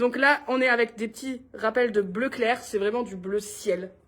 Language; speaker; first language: French; native; French